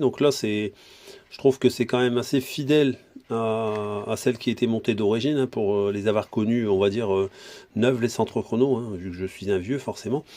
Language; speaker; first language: French; native; French